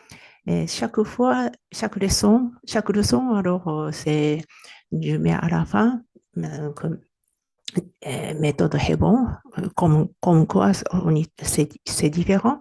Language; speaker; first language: French; non-native, fluent; Japanese